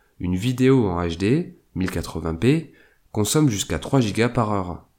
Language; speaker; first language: French; native; French